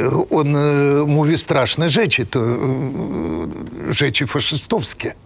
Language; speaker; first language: Polish; non-native, fluent; Russian